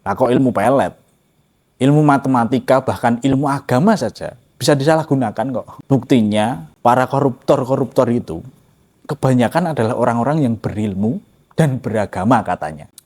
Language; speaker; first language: Indonesian; native; Indonesian